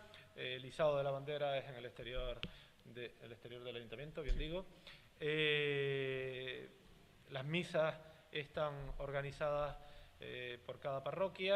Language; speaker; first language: Spanish; native; Spanish